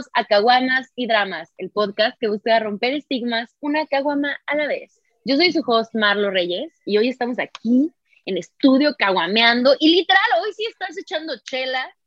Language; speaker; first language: Spanish; native; Spanish